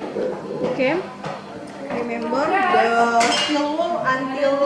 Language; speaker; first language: English; non-native, learner; Indonesian